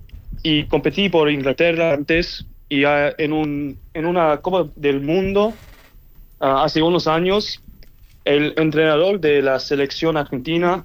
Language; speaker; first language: Spanish; early bilingual, heritage; English